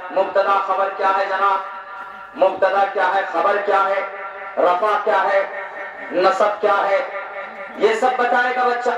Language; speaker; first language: Urdu; native; Urdu